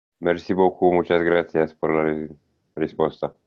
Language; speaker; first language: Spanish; non-native, learner; Italian